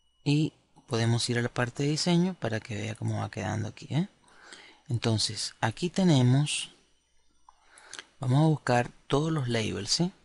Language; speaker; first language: Spanish; native; Spanish